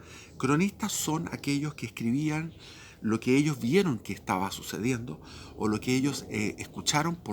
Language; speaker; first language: Spanish; native; Spanish